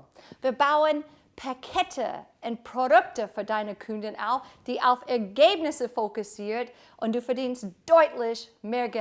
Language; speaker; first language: German; non-native, fluent; English